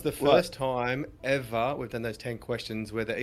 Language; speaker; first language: English; native; English